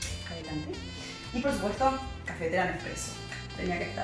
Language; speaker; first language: Spanish; native; Spanish